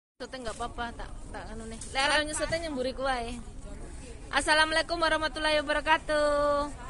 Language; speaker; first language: Indonesian; non-native, local second language; Javanese